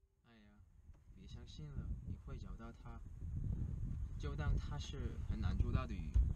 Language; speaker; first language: Chinese; non-native, learner; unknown